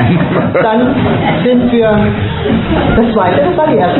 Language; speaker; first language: German; native; German